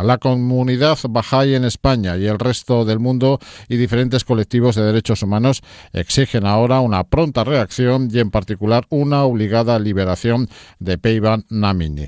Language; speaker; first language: Spanish; native; Spanish